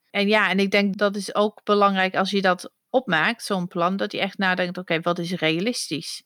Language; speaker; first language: Dutch; non-native, fluent; English